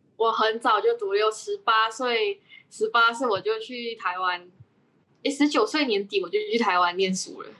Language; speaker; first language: Chinese; native; Chinese